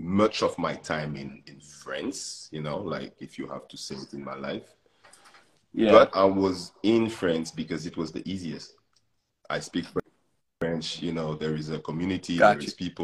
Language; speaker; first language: English; non-native, fluent; French